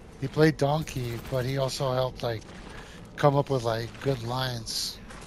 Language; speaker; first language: English; early bilingual, other home language; Spanish